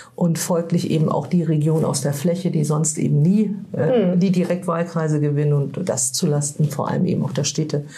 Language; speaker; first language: German; native; German